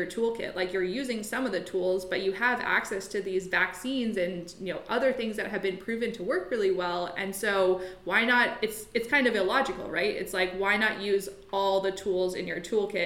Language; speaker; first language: English; native; English